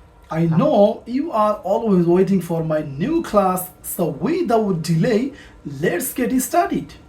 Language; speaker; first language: English; non-native, local second language; Bangla